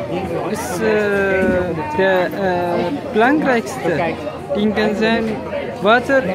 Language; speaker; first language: Dutch; non-native, learner; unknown